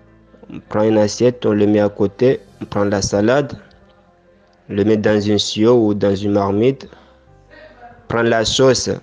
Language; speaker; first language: French; non-native, learner; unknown